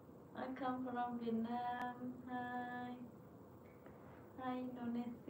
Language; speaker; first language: English; non-native, learner; Vietnamese